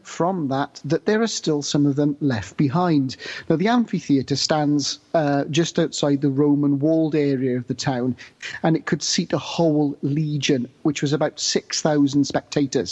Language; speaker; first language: English; native; English